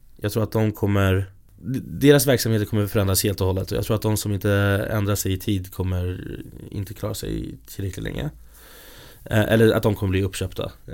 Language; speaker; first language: Swedish; native; Swedish